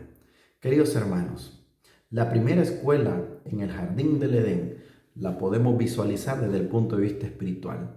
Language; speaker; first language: Spanish; native; Spanish